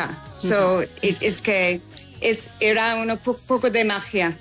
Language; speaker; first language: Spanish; non-native, fluent; English